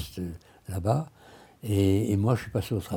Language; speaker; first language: French; early bilingual, other home language; Russian